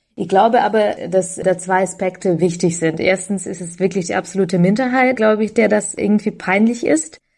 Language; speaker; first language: German; early bilingual, other home language; Russian